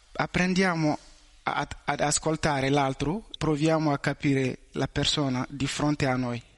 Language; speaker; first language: Italian; non-native, fluent; Bambara